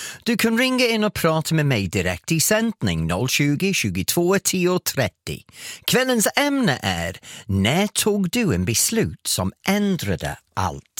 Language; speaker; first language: Swedish; non-native, fluent; English